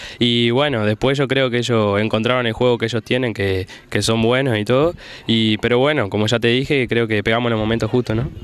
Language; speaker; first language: Spanish; native; Spanish